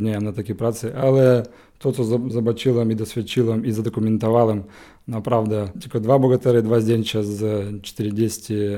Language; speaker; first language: Polish; non-native, learner; Ukrainian